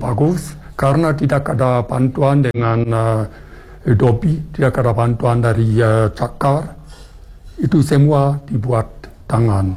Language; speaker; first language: Indonesian; non-native, fluent; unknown